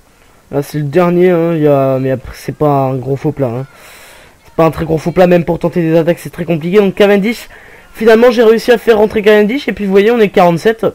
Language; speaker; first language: French; native; French